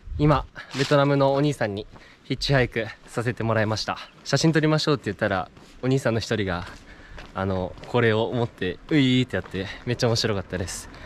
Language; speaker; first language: Japanese; native; Japanese